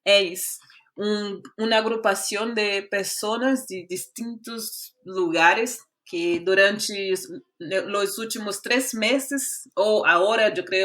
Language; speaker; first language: Spanish; non-native, fluent; Portuguese